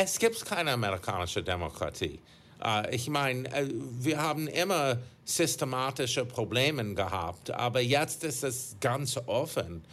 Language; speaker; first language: German; non-native, fluent; English